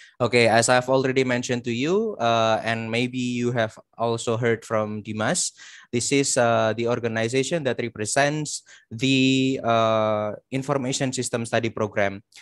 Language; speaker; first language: English; non-native, fluent; Indonesian